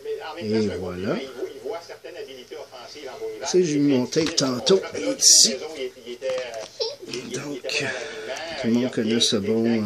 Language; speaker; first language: French; native; French